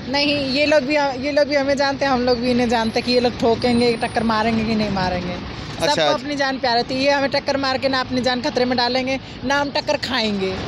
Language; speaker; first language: Hindi; native; Hindi